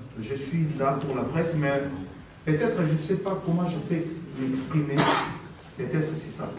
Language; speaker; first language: French; non-native, local second language; Lingala